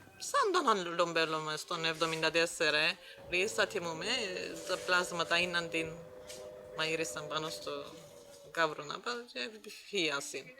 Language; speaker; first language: Greek; non-native, local second language; Turkish